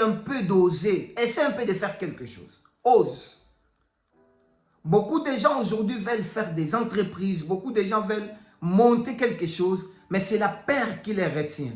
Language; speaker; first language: French; non-native, local second language; Lingala